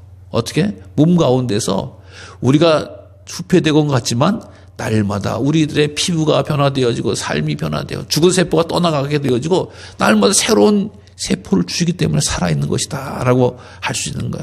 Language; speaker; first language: Korean; native; Korean